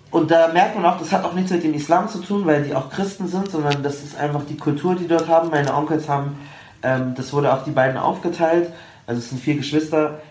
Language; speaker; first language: German; early bilingual, other home language; Arabic